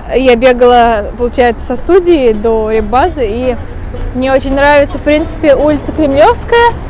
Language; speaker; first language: Russian; native; Russian